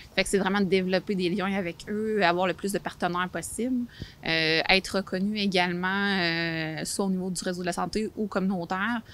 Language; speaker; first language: French; native; French